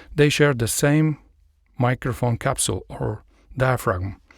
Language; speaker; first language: English; non-native, fluent; Bulgarian